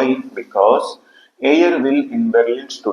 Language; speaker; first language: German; non-native, fluent; Telugu